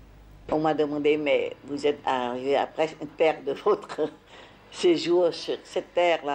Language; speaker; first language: French; non-native, fluent; Vietnamese